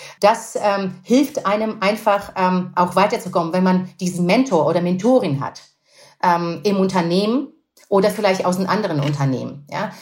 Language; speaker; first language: German; non-native, fluent; Russian